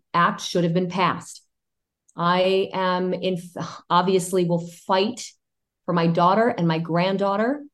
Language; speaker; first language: English; early bilingual, other home language; Spanish